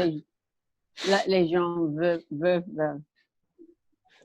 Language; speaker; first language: French; non-native, learner; English